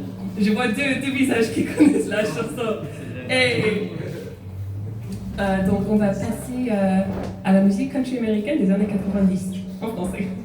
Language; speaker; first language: French; non-native, fluent; English